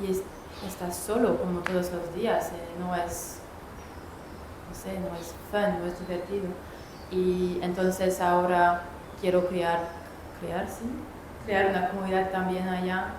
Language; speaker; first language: Spanish; non-native, learner; French